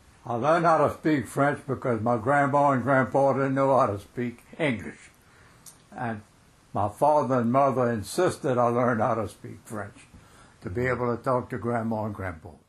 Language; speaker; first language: English; early bilingual, other home language; French